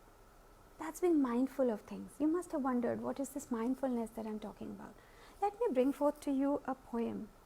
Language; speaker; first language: English; non-native, local second language; Hindi